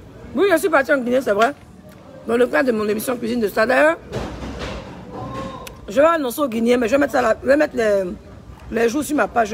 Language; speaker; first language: French; native; French